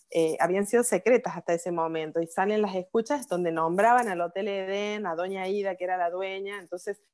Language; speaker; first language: Spanish; native; Spanish